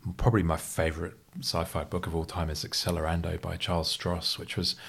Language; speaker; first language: English; native; English